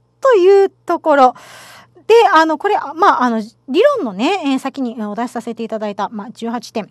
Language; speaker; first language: Japanese; native; Japanese